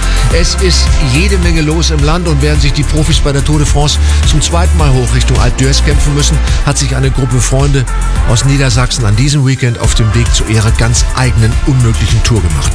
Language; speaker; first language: German; native; German